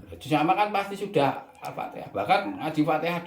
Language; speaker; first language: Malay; non-native, local second language; Javanese